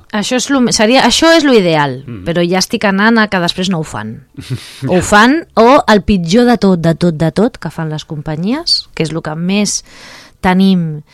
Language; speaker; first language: Catalan; native; Catalan